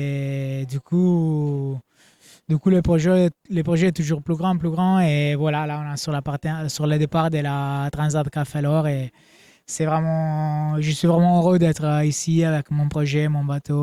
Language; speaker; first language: French; non-native, fluent; Italian